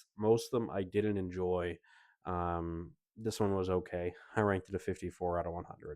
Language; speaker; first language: English; native; English